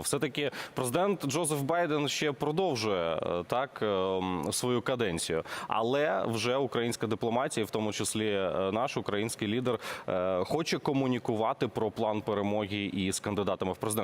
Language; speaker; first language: Ukrainian; native; Ukrainian